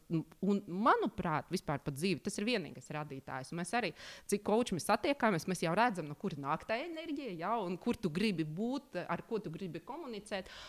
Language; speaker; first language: Latvian; non-native, local second language; Russian